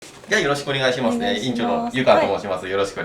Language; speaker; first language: Japanese; native; Japanese